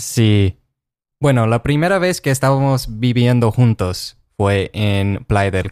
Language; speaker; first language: Spanish; non-native, fluent; English